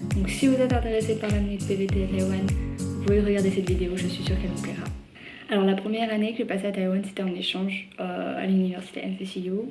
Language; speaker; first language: French; native; French